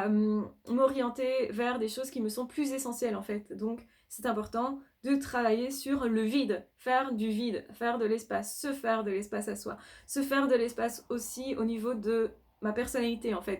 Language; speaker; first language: French; native; French